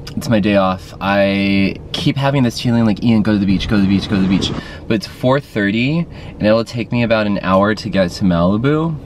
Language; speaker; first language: English; native; English